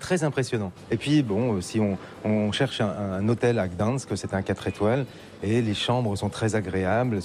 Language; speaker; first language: French; native; French